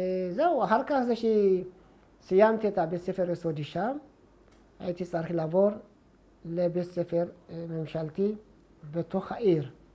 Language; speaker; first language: Hebrew; non-native, fluent; Amharic